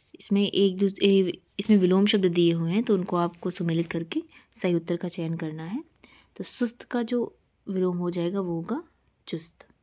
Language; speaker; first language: Hindi; native; Hindi